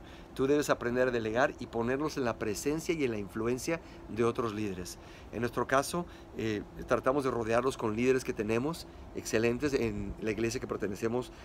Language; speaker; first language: Spanish; native; Spanish